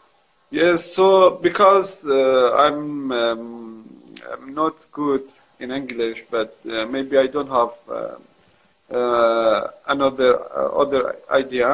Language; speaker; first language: English; non-native, learner; Kurdish